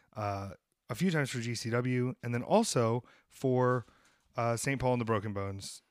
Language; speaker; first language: English; native; English